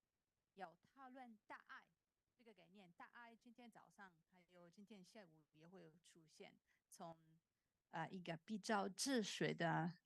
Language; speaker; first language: Chinese; non-native, fluent; Italian